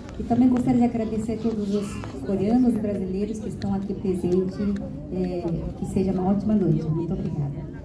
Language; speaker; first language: Portuguese; early bilingual, heritage; Korean